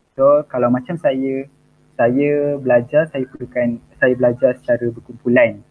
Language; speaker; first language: Malay; native; Malay